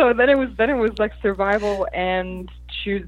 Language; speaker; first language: English; early bilingual, other home language; Polish